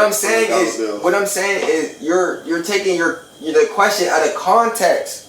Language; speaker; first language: English; native; English